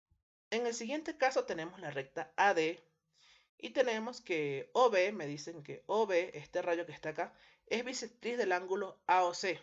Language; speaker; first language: Spanish; native; Spanish